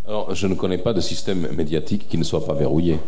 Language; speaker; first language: French; early bilingual, other home language; Serbian